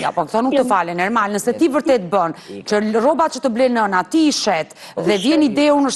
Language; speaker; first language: Albanian; native; Albanian